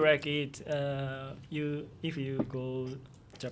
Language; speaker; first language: English; non-native, learner; Japanese